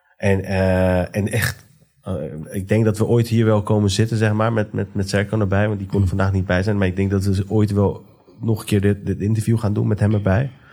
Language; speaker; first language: Dutch; early bilingual, other home language; Persian